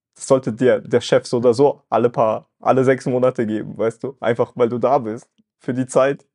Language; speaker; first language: German; early bilingual, other home language; Russian